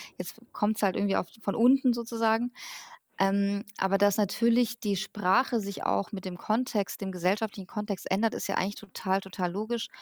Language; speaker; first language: German; early bilingual, other home language; Persian